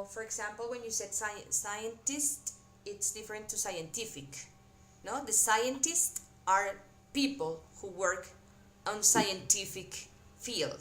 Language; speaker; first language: English; non-native, fluent; Spanish